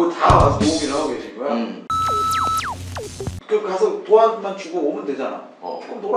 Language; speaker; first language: Korean; native; Korean